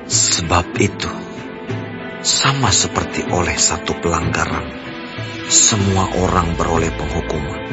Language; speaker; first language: Indonesian; native; Indonesian